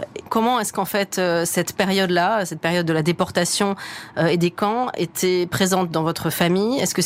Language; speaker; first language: French; native; French